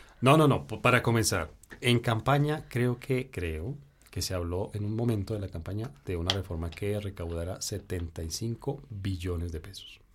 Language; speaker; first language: Spanish; native; Spanish